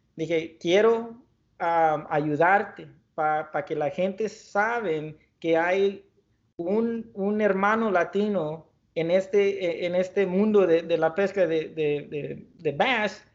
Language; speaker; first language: Spanish; early bilingual, heritage; Spanish